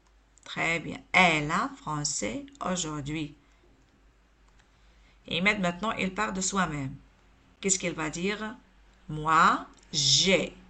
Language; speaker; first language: French; non-native, local second language; Arabic